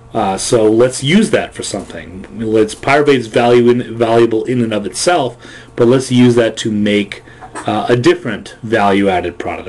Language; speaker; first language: English; native; English